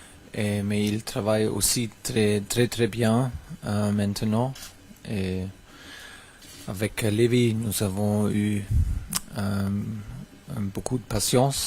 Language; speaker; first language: French; non-native, fluent; German